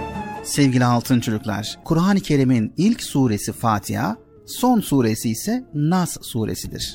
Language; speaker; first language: Turkish; native; Turkish